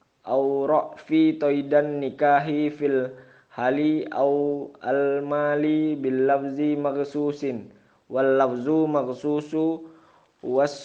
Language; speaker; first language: Arabic; non-native, learner; Indonesian